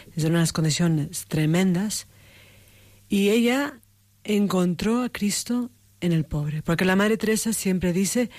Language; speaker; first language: Spanish; native; Spanish